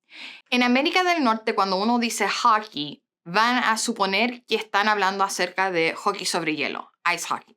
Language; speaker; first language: Spanish; non-native, fluent; English